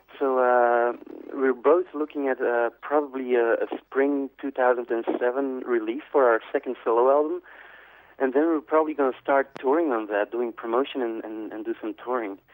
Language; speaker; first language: English; non-native, fluent; Dutch